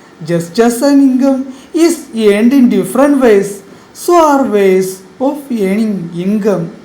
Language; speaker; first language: English; non-native, local second language; Malayalam